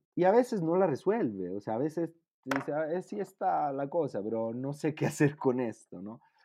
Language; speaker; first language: Spanish; non-native, fluent; Italian